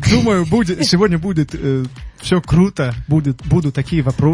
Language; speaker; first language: Russian; non-native, local second language; Tajik